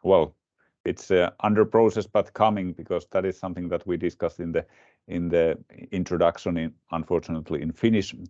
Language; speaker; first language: English; non-native, fluent; Finnish